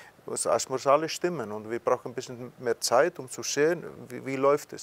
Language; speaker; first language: German; non-native, fluent; Icelandic